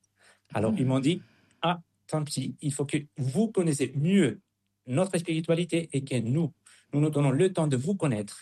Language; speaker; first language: French; non-native, fluent; Spanish